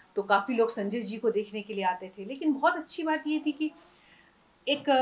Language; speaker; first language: Hindi; native; Hindi